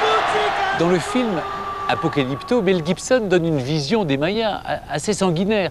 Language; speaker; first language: French; native; French